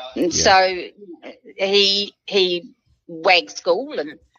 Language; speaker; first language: English; native; English